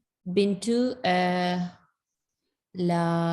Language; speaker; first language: French; non-native, learner; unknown